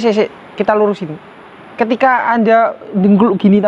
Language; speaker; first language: Indonesian; native; Indonesian